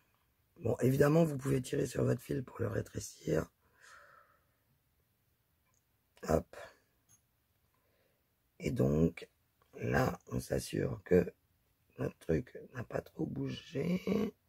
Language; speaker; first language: French; native; French